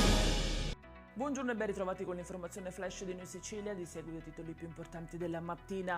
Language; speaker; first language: Italian; native; Italian